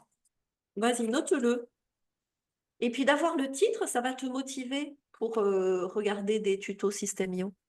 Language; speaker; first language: French; native; French